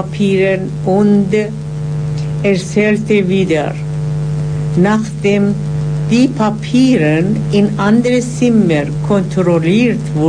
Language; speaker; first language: German; non-native, fluent; Persian